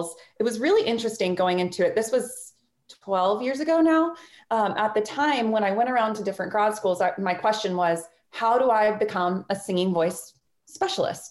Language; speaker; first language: English; native; English